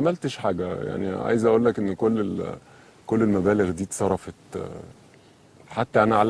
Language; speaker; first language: Arabic; native; Arabic